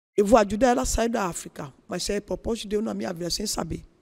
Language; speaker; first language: Portuguese; non-native, learner; Yoruba